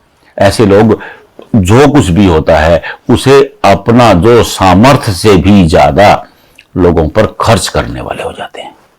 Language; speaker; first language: Hindi; native; Hindi